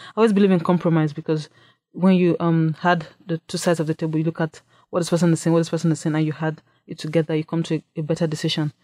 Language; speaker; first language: English; non-native, local second language; Yoruba